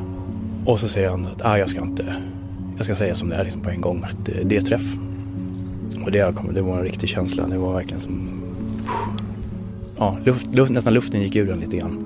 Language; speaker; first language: Swedish; native; Swedish